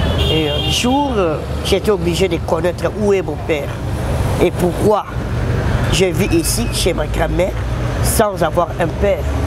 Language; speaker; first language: French; non-native, local second language; Lingala